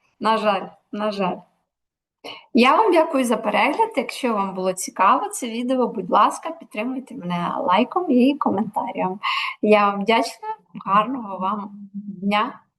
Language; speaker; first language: Ukrainian; native; Ukrainian